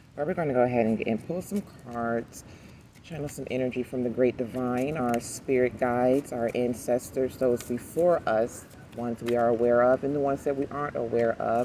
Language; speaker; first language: English; native; English